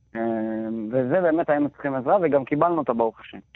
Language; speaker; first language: Hebrew; native; Hebrew